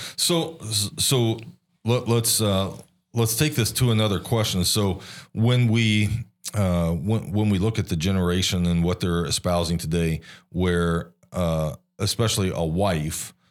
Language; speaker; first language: English; native; English